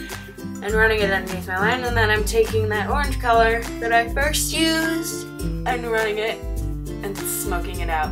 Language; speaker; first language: English; native; English